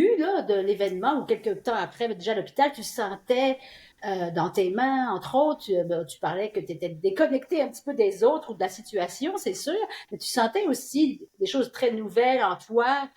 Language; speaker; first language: French; native; French